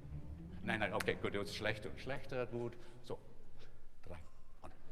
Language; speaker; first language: German; non-native, learner; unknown